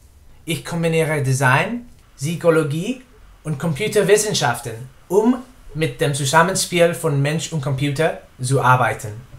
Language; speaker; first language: German; non-native, learner; English